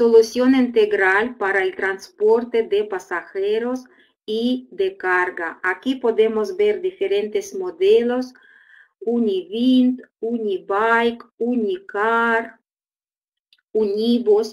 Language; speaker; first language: Spanish; non-native, fluent; Russian